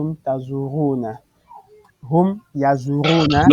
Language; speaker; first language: Arabic; non-native, fluent; French